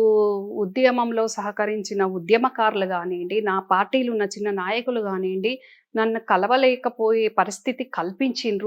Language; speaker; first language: Telugu; native; Telugu